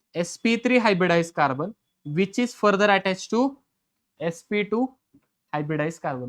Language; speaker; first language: English; non-native, local second language; Marathi